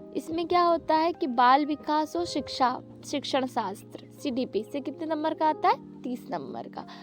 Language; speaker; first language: Hindi; native; Hindi